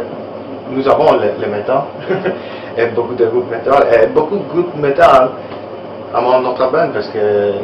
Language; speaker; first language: French; non-native, learner; Italian